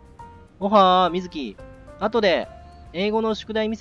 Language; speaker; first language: Japanese; native; Japanese